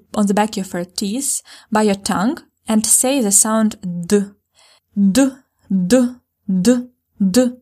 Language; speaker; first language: English; non-native, fluent; Ukrainian